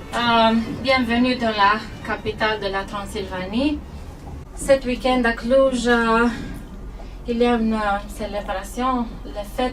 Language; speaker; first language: French; non-native, fluent; Romanian